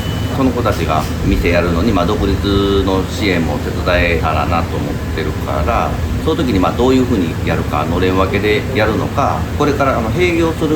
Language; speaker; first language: Japanese; native; Japanese